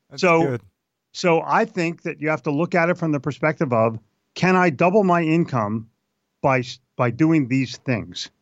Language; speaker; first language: English; native; English